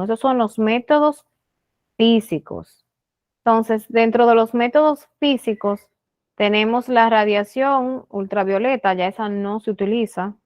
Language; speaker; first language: Spanish; native; Spanish